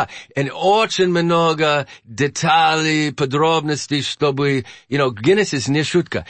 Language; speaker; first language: Russian; non-native, learner; English